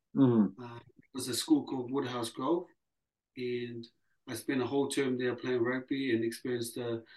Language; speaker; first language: English; early bilingual, other home language; Samoan